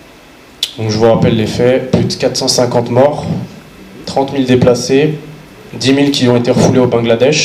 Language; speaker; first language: French; native; French